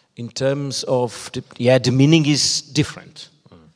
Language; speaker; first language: English; non-native, fluent; Polish